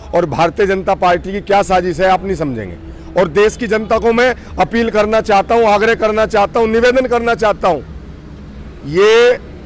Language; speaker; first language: Hindi; native; Hindi